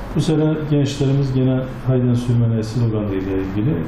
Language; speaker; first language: Turkish; native; Turkish